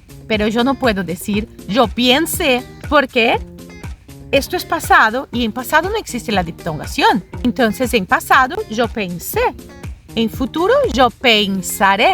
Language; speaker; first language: Spanish; non-native, fluent; Portuguese